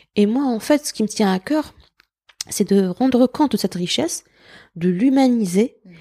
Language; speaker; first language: French; non-native, local second language; Arabic